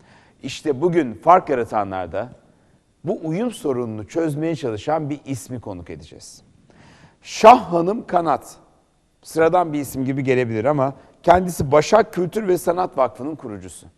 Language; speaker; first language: Turkish; native; Turkish